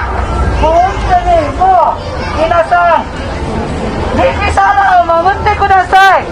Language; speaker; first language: Japanese; non-native, fluent; Filipino